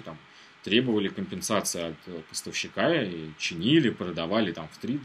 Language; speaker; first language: Russian; native; Russian